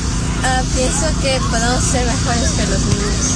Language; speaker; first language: Spanish; early bilingual, heritage; Spanish